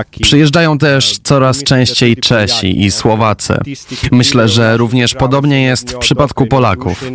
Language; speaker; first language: Polish; non-native, fluent; Slovenian